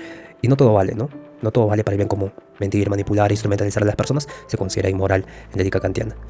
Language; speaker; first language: Spanish; native; Spanish